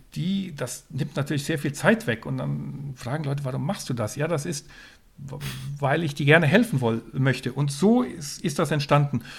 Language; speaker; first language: German; non-native, fluent; Swedish